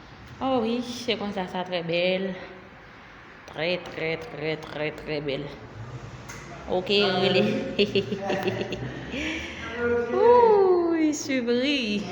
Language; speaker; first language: French; non-native, learner; Haitian Creole